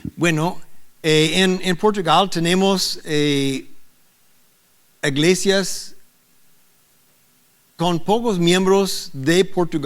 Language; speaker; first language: Spanish; non-native, learner; English